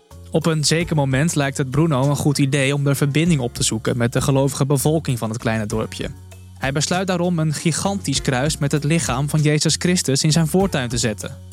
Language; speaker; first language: Dutch; native; Dutch